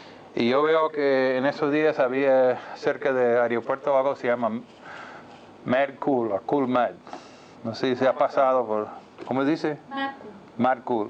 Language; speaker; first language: Spanish; non-native, fluent; English